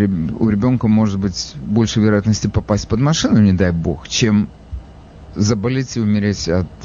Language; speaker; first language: Russian; native; Russian